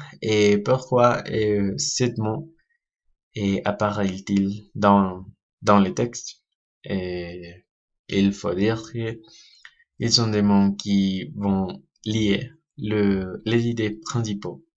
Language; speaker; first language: French; non-native, learner; Spanish